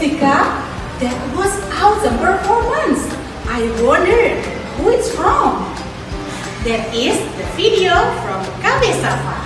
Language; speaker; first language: English; non-native, fluent; Indonesian